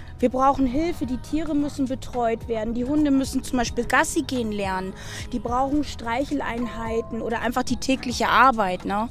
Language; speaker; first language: German; native; German